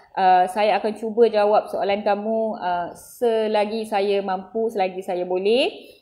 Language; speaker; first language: Malay; non-native, local second language; Tamil